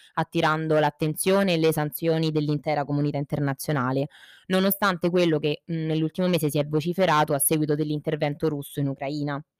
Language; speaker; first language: Italian; native; Italian